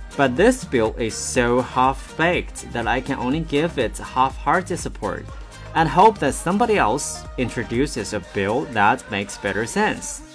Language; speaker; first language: English; non-native, fluent; Chinese